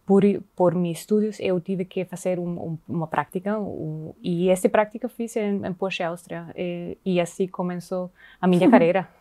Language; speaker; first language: Portuguese; non-native, fluent; German